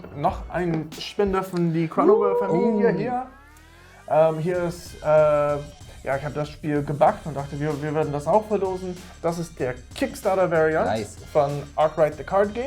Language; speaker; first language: German; non-native, fluent; English